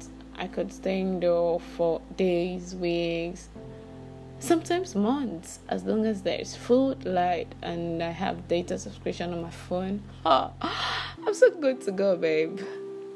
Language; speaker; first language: English; non-native, local second language; Yoruba